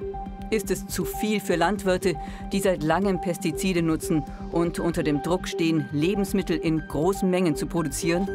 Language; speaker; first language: German; native; German